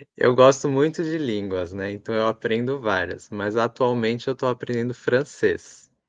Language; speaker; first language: Portuguese; native; Portuguese